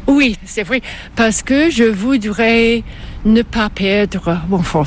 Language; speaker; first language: French; non-native, local second language; English